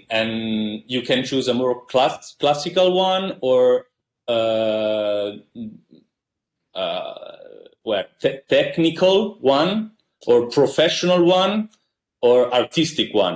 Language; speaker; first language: English; non-native, fluent; Italian